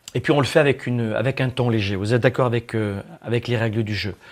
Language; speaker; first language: French; native; French